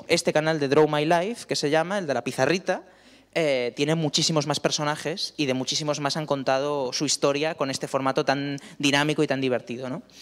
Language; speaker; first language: Spanish; native; Spanish